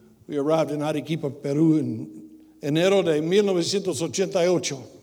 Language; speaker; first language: Spanish; non-native, fluent; English